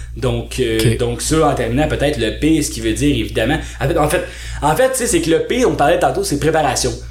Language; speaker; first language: French; native; French